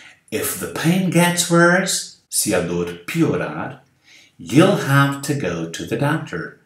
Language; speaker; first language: English; non-native, fluent; Portuguese